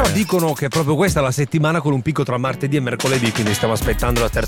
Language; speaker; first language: Italian; native; Italian